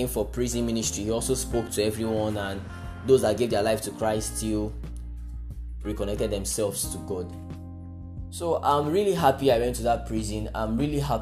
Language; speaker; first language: English; non-native, local second language; Igbo